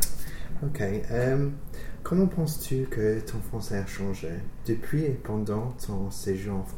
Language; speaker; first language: French; non-native, fluent; English